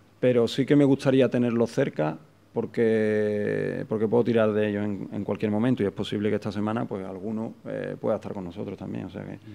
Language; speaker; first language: Spanish; native; Spanish